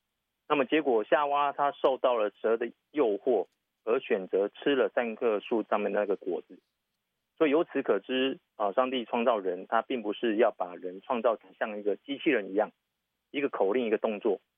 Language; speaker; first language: Chinese; native; Chinese